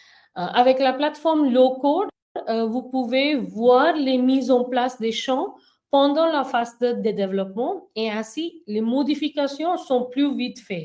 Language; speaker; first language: French; non-native, fluent; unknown